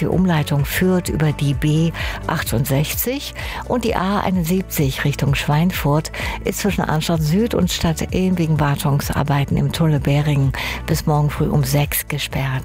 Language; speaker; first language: German; native; German